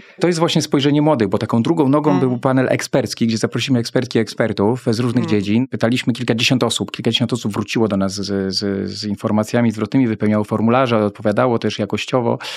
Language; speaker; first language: Polish; native; Polish